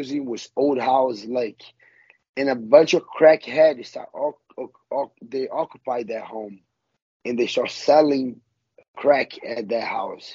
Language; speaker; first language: English; non-native, learner; Portuguese